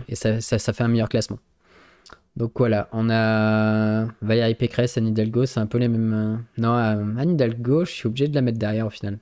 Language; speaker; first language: French; native; French